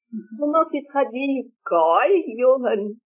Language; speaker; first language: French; early bilingual, other home language; Vietnamese